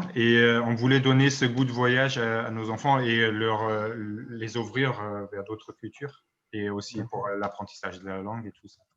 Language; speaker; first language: French; non-native, fluent; German